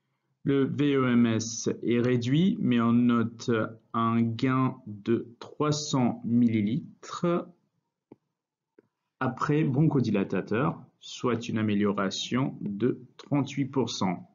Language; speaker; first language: French; native; French